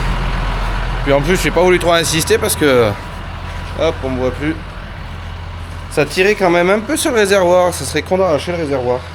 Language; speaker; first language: French; native; French